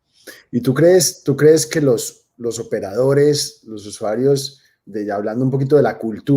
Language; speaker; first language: Spanish; native; Spanish